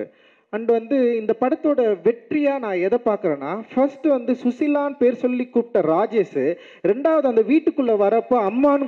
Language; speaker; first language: Tamil; native; Tamil